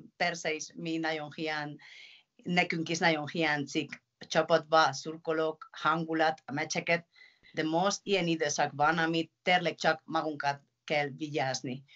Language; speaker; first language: Hungarian; non-native, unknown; Spanish